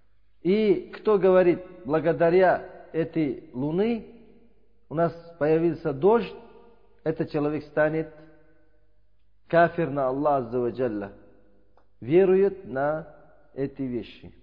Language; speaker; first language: Russian; non-native, learner; Uzbek